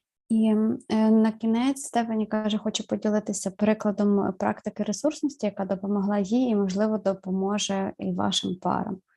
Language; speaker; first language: Ukrainian; native; Ukrainian